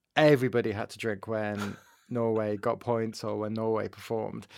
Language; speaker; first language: English; native; English